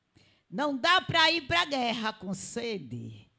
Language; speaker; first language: Portuguese; native; Portuguese